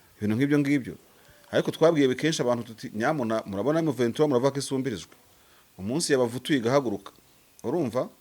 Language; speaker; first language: Kinyarwanda; native; Kinyarwanda